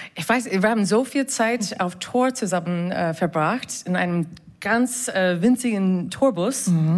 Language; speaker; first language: German; non-native, fluent; English